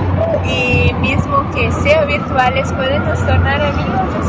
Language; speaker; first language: Spanish; non-native, fluent; Portuguese